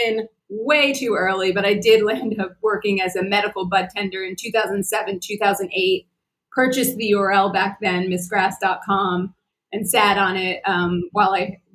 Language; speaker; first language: English; native; English